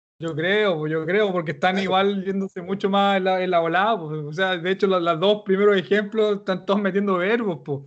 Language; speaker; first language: Spanish; native; Spanish